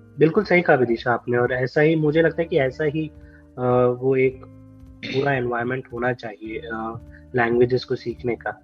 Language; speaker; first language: Hindi; native; Hindi